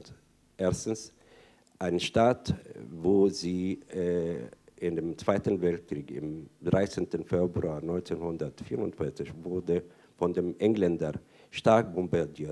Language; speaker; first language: German; non-native, fluent; Arabic